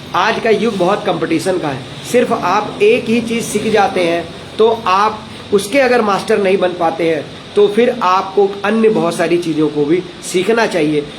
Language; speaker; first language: Hindi; native; Hindi